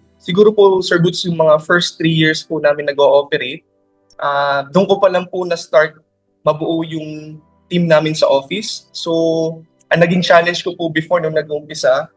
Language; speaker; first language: Filipino; native; Filipino